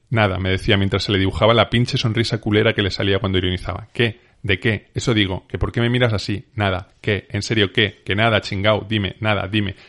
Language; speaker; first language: Spanish; native; Spanish